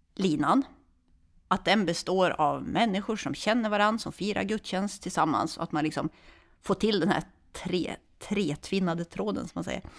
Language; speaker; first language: Swedish; native; Swedish